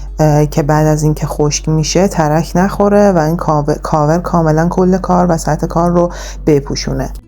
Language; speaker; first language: Persian; native; Persian